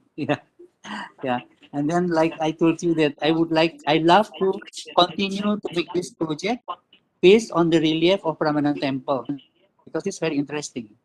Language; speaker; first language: English; non-native, learner; Indonesian